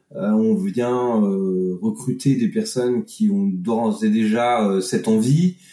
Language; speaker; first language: French; native; French